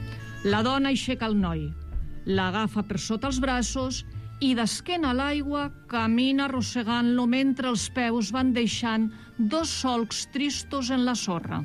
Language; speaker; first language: Catalan; native; Catalan